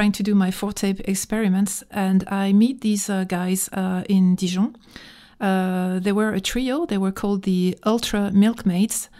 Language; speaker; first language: English; non-native, fluent; French